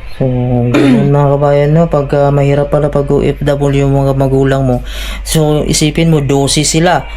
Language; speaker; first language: Filipino; non-native, local second language; Cebuano